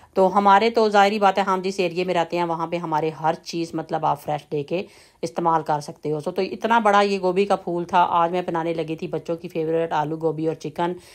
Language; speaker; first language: Urdu; native; Urdu